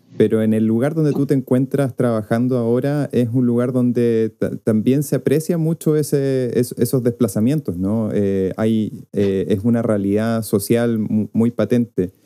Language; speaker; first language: Spanish; native; Spanish